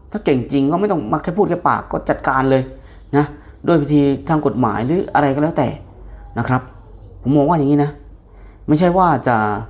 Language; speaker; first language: Thai; native; Thai